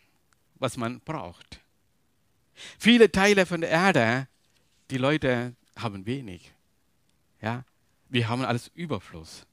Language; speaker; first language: German; non-native, learner; Tamil